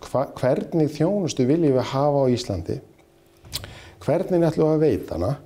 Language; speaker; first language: Icelandic; native; Icelandic